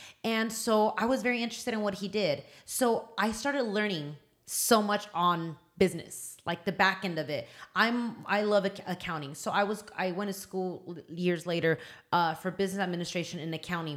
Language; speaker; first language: English; early bilingual, other home language; Spanish